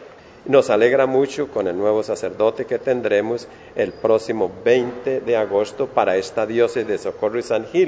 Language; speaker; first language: Spanish; native; Spanish